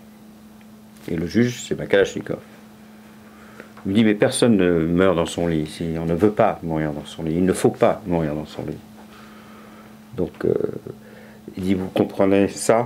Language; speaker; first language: French; native; French